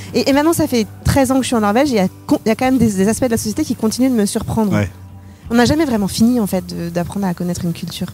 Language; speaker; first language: French; native; French